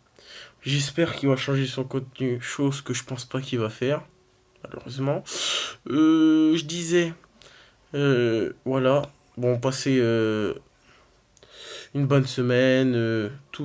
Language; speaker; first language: French; native; French